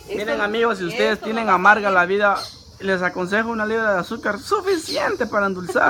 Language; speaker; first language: Spanish; native; Spanish